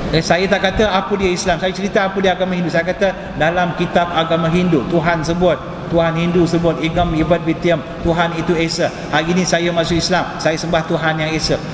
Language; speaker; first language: Malay; non-native, local second language; Tamil